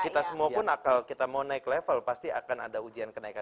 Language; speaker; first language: Indonesian; native; Indonesian